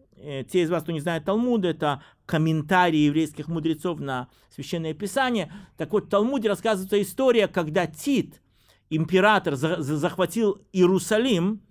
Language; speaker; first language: Russian; native; Russian